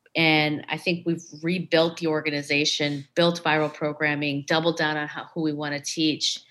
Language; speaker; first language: English; native; English